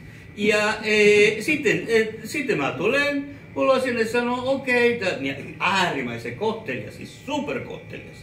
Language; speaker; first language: Finnish; non-native, fluent; Spanish